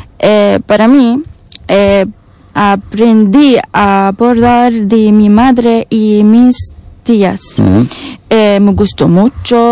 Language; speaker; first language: Spanish; non-native, learner; Arabic